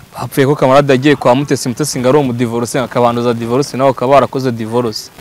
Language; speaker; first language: Kinyarwanda; native; Kinyarwanda